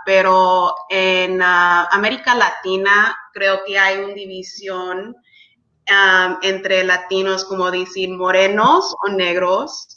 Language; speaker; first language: Spanish; early bilingual, heritage; English